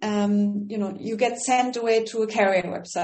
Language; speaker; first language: English; non-native, fluent; German